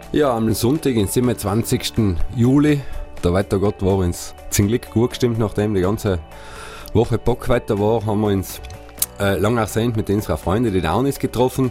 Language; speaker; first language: German; native; German